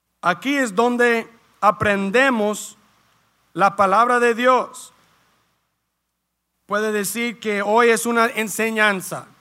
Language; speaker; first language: Spanish; early bilingual, heritage; Spanish